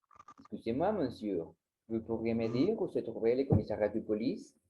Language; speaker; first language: French; non-native, learner; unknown